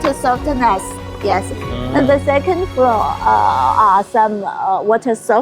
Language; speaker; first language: English; non-native, learner; Chinese